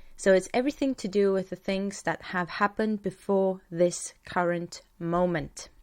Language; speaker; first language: English; non-native, fluent; Estonian